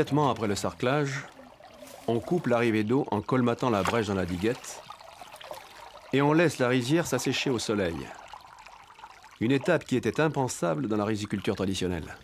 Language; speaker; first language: French; native; French